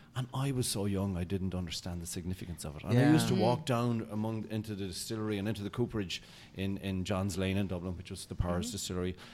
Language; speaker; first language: English; native; English